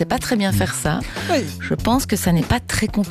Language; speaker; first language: French; native; French